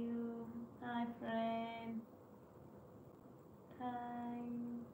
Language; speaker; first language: English; non-native, learner; Vietnamese